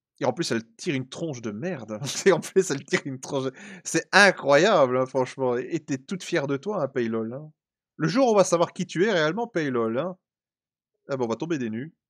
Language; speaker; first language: French; native; French